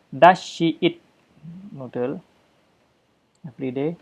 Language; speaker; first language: English; non-native, fluent; Indonesian